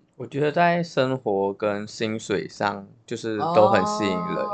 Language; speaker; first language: Chinese; native; Chinese